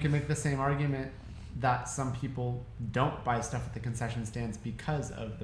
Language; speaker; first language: English; native; English